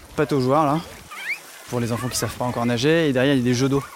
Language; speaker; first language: French; native; French